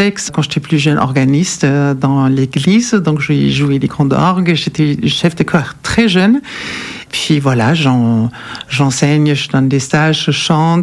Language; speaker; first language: French; non-native, fluent; German